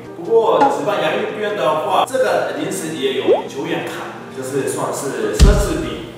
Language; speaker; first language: Chinese; non-native, fluent; Japanese